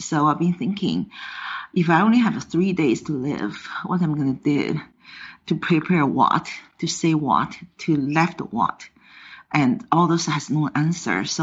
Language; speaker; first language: English; non-native, fluent; Chinese